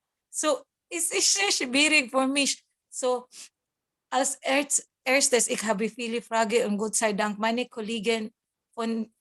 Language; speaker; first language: German; non-native, learner; Cebuano